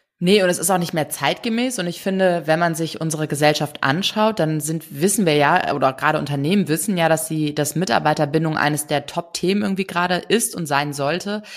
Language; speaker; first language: German; native; German